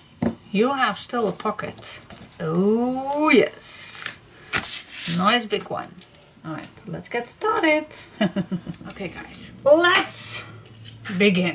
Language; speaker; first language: English; non-native, fluent; Dutch